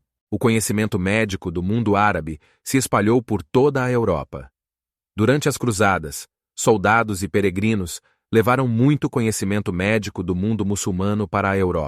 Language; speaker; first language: Portuguese; native; Portuguese